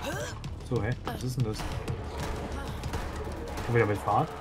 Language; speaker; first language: German; native; German